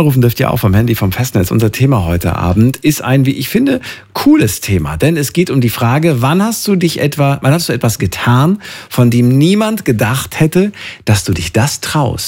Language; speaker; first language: German; native; German